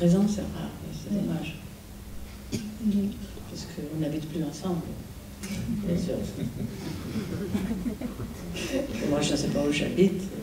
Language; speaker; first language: French; non-native, fluent; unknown